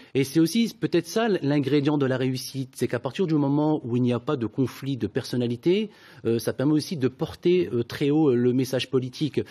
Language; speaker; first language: French; native; French